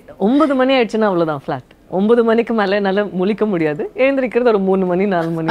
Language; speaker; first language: Tamil; non-native, local second language; Badaga